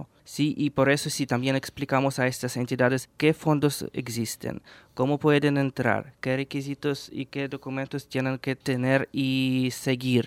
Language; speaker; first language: Spanish; non-native, fluent; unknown